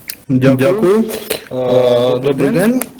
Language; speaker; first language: Ukrainian; non-native, learner; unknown